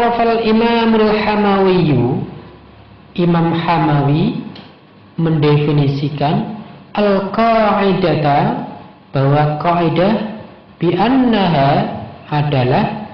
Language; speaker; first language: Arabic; non-native, fluent; Indonesian